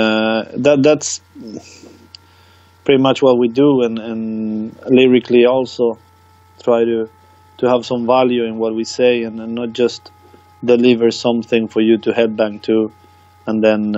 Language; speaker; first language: English; non-native, fluent; Swedish